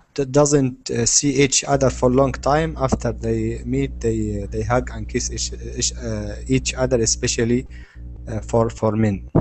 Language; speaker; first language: English; non-native, learner; Arabic